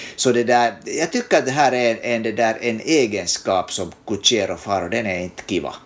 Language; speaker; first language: Swedish; native; Swedish